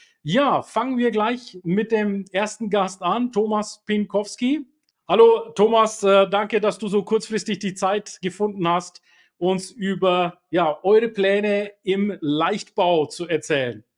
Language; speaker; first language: German; native; German